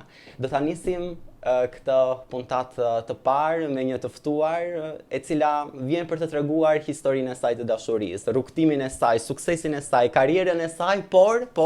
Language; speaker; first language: Albanian; native; Albanian